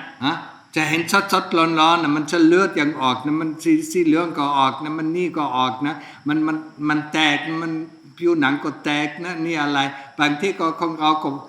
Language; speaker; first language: Thai; non-native, fluent; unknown